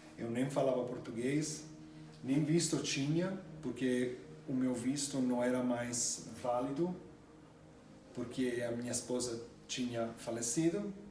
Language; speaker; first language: Portuguese; non-native, fluent; English